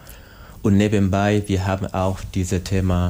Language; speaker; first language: German; non-native, learner; Swahili